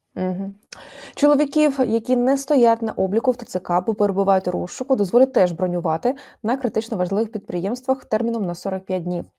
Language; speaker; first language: Ukrainian; native; Ukrainian